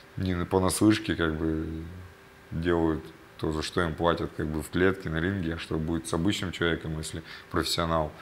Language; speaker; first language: Russian; native; Russian